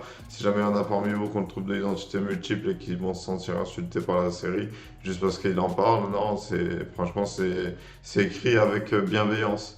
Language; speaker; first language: French; native; French